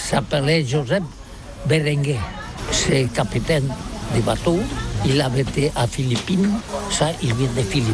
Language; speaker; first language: French; non-native, learner; Catalan